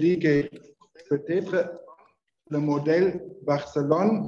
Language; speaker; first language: French; non-native, learner; Spanish